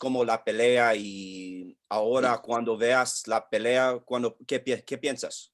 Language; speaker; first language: Spanish; non-native, learner; English